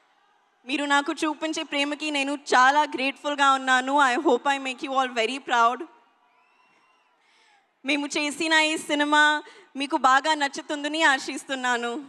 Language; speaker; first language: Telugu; non-native, learner; Hindi